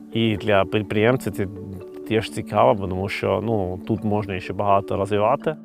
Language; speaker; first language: Ukrainian; non-native, learner; German